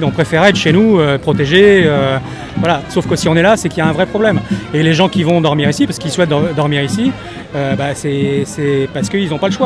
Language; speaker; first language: French; native; French